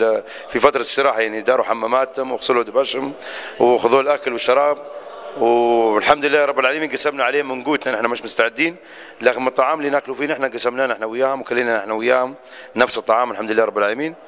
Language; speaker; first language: Arabic; native; Arabic